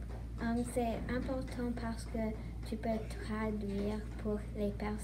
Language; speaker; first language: French; non-native, learner; English